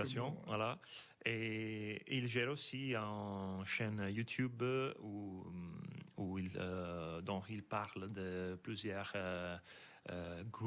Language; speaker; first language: French; non-native, fluent; Italian